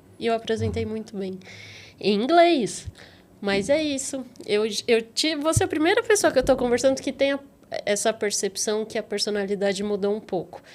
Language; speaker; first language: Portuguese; native; Portuguese